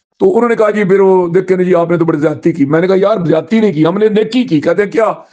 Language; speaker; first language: Urdu; non-native, local second language; Punjabi